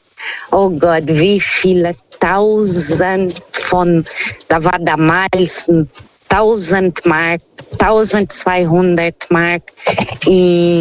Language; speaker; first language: German; non-native, fluent; Portuguese